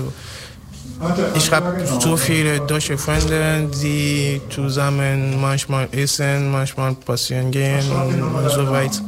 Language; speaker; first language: German; non-native, fluent; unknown